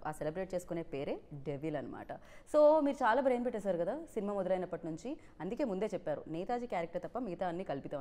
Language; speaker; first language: Telugu; native; Telugu